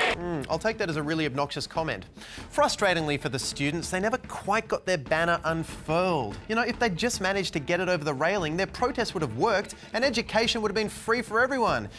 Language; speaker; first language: English; native; English